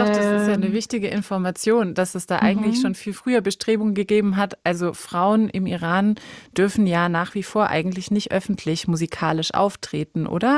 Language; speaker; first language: German; native; German